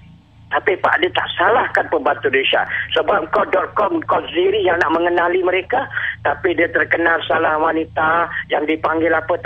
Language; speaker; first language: Malay; native; Malay